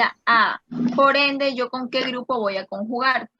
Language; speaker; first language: Spanish; native; Spanish